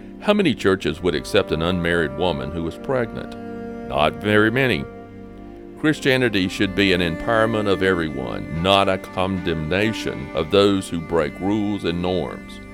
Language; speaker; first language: English; native; English